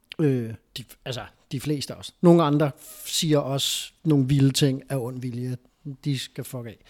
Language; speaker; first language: Danish; early bilingual, other home language; Spanish